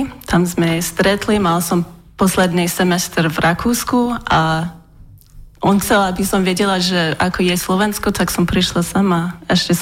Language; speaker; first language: Slovak; non-native, learner; English